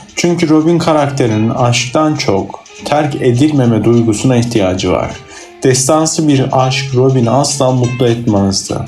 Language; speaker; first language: Turkish; native; Turkish